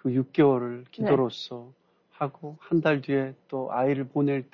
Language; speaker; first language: Korean; native; Korean